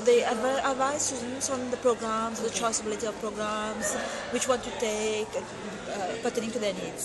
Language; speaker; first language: English; non-native, local second language; Morisyen